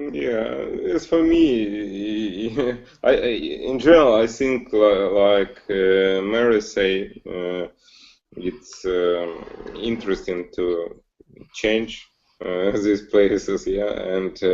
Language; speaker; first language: English; non-native, learner; Russian